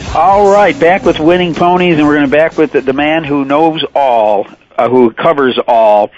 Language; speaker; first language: English; native; English